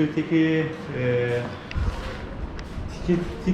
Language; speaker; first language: English; non-native, learner; Persian